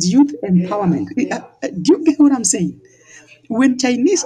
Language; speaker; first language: English; non-native, local second language; Luo (Kenya and Tanzania)